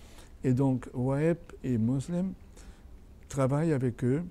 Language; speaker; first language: French; non-native, fluent; Catalan